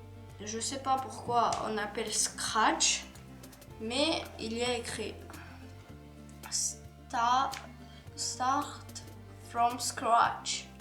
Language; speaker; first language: French; non-native, learner; Ukrainian